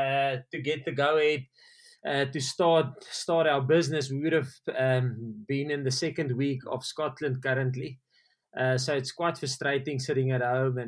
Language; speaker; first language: English; non-native, local second language; Afrikaans